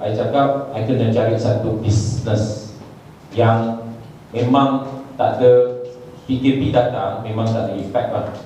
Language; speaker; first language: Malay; non-native, local second language; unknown